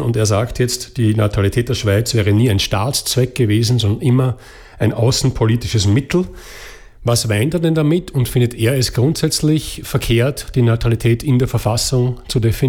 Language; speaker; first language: German; native; German